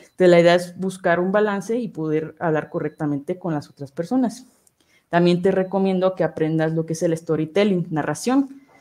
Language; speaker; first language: Spanish; native; Spanish